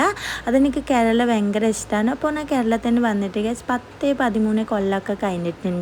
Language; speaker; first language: Malayalam; non-native, local second language; Assamese